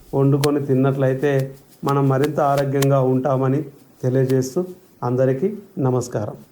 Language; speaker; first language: Telugu; native; Telugu